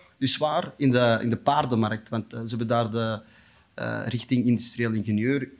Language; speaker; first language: Dutch; non-native, local second language; Turkish